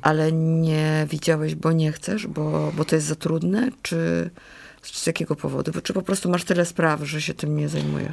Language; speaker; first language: Polish; native; Polish